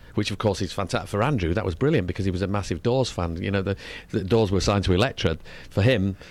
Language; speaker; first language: English; native; English